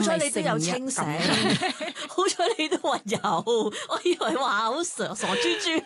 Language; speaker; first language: Cantonese; native; Cantonese